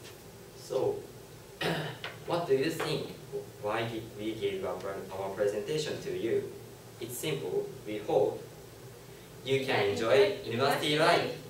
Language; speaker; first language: English; non-native, learner; Japanese